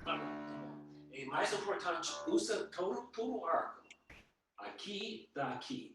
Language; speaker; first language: Portuguese; non-native, learner; English